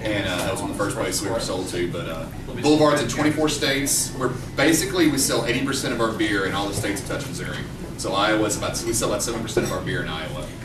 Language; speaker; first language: English; native; English